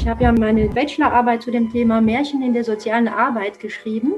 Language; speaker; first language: German; non-native, fluent; Romanian